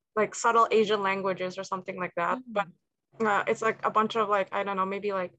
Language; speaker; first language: English; native; English